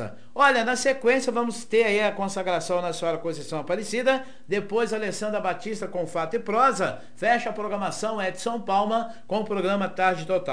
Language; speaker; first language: Portuguese; native; Portuguese